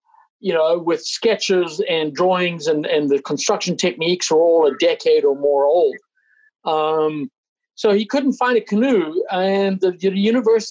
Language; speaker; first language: English; native; English